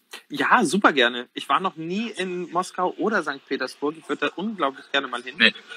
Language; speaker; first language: German; native; German